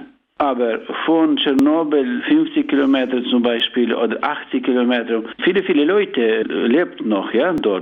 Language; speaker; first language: German; non-native, learner; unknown